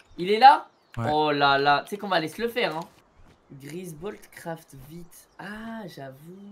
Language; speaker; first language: French; native; French